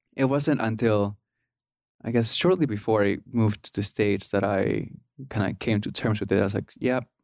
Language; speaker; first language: English; early bilingual, other home language; Spanish